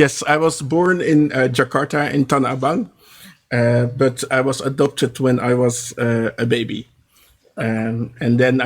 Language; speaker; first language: English; non-native, fluent; Dutch